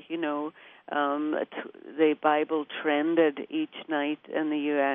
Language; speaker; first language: English; native; English